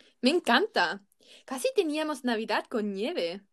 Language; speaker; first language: Spanish; non-native, learner; German